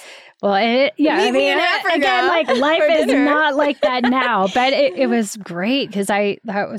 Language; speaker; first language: English; native; English